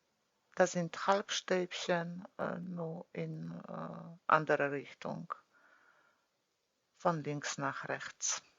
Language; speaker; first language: German; non-native, fluent; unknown